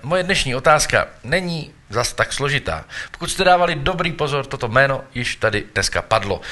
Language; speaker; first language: Czech; native; Czech